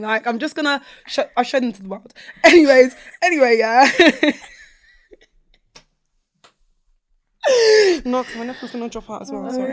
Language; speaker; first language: English; native; English